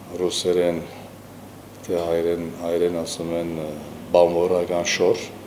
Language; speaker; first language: Armenian; early bilingual, heritage; Armenian